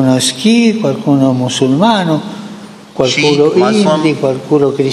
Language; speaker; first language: Italian; non-native, fluent; Spanish